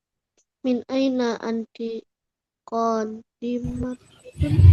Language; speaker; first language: Arabic; non-native, learner; Indonesian